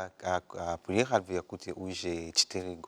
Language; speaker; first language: Russian; non-native, learner; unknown